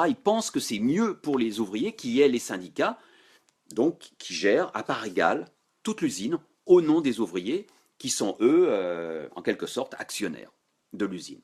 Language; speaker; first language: French; native; French